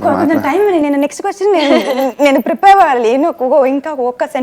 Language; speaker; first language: Telugu; non-native, fluent; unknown